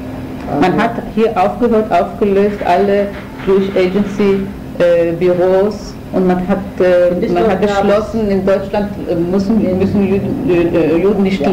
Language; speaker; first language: German; non-native, fluent; Hebrew